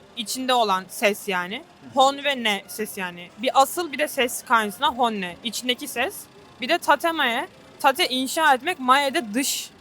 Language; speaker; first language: Turkish; native; Turkish